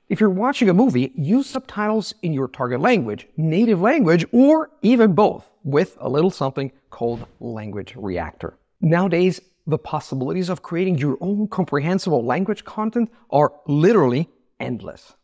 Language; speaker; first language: English; non-native, fluent; Italian